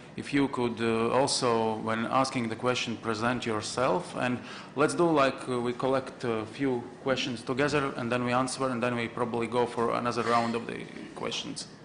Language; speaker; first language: English; non-native, fluent; Latvian